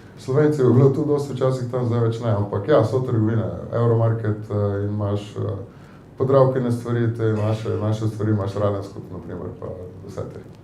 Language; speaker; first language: Slovenian; native; Slovenian